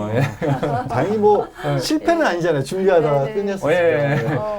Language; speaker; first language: Korean; native; Korean